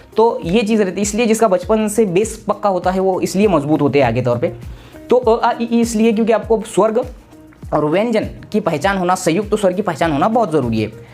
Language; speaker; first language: Hindi; non-native, local second language; Urdu